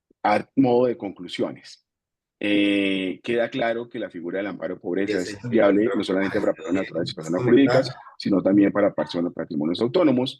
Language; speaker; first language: Spanish; native; Spanish